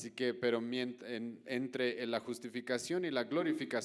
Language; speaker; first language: Spanish; native; Spanish